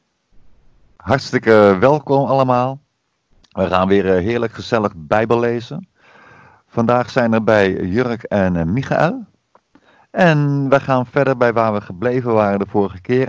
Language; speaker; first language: Dutch; native; Dutch